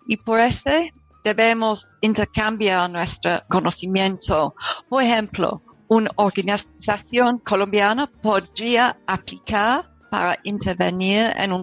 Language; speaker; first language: Spanish; non-native, learner; English